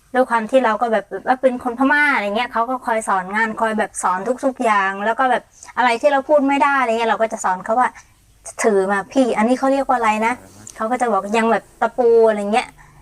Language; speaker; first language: Thai; non-native, fluent; Mon